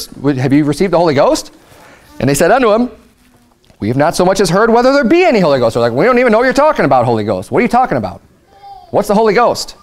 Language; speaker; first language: English; native; English